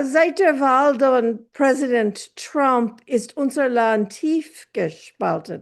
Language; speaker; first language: German; non-native, fluent; English